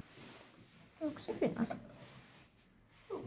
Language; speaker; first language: Swedish; non-native, learner; Japanese